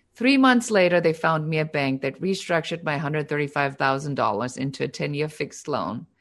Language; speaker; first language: English; non-native, fluent; German